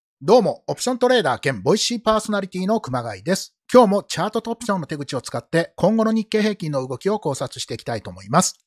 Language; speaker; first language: Japanese; native; Japanese